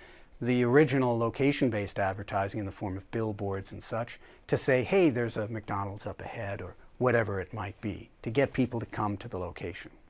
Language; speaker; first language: English; native; English